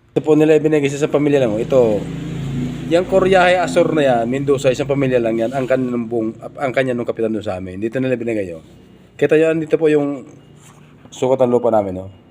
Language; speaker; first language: Filipino; non-native, local second language; Bikol